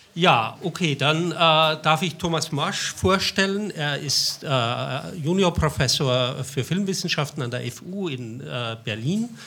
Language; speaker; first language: German; native; German